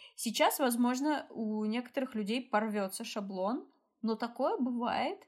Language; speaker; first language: Russian; native; Russian